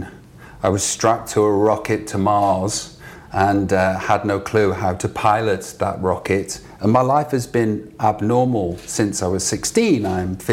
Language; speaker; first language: English; native; English